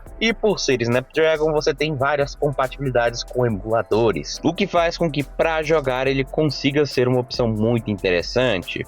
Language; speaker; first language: Portuguese; native; Portuguese